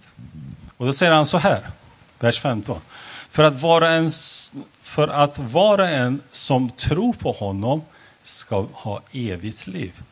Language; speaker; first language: Swedish; non-native, fluent; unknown